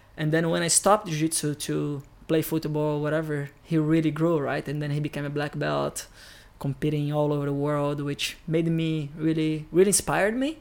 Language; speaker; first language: English; non-native, fluent; Portuguese